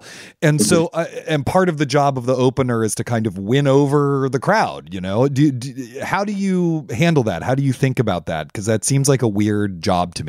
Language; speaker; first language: English; native; English